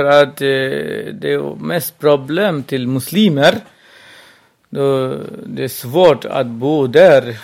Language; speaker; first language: Swedish; non-native, local second language; Burmese